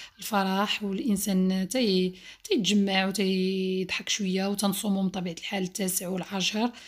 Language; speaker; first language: Arabic; native; Arabic